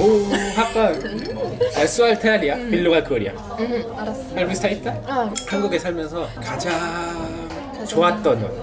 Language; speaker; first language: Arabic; non-native, learner; Korean